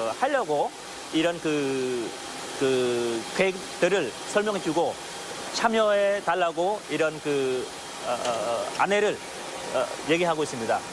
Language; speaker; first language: Korean; non-native, learner; Khmer